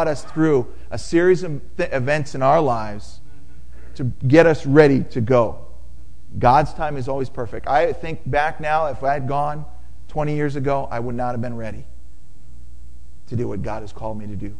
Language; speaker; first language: English; native; English